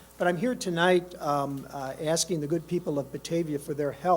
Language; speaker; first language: English; native; English